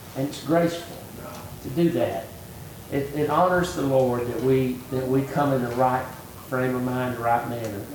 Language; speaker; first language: English; native; English